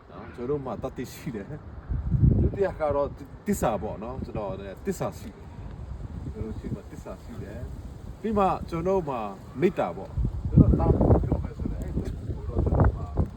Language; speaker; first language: Burmese; non-native, local second language; Hakha Chin